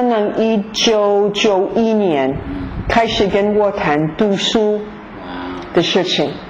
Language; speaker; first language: Chinese; non-native, fluent; English